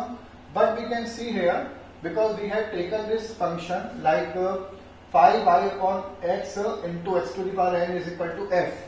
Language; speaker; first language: English; non-native, local second language; Hindi